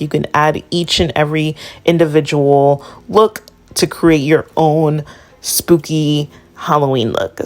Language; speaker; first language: English; native; English